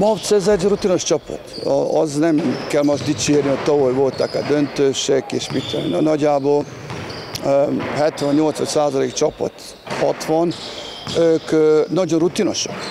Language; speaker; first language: Hungarian; non-native, learner; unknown